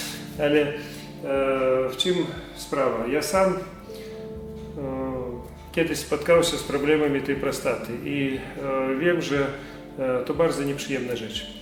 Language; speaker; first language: Polish; non-native, learner; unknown